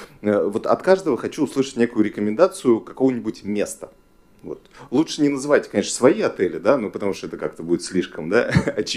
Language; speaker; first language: Russian; native; Russian